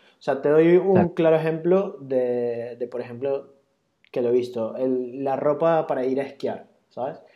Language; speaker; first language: Spanish; native; Spanish